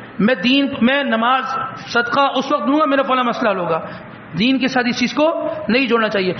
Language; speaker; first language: Urdu; native; Urdu